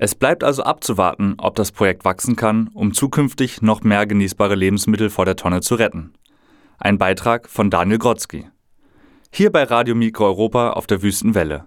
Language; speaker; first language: German; native; German